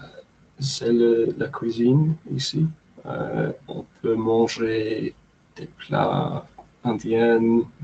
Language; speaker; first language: French; non-native, learner; English